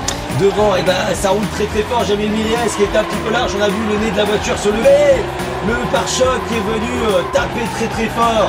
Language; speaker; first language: French; native; French